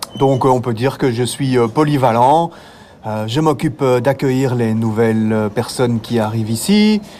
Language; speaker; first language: French; native; French